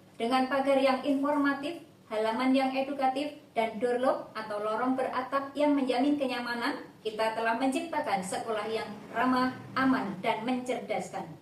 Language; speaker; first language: Indonesian; native; Indonesian